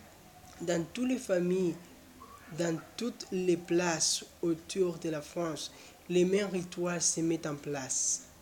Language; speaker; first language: French; non-native, learner; Spanish